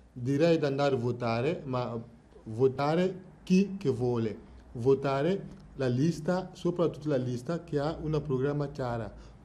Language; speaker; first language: Italian; non-native, fluent; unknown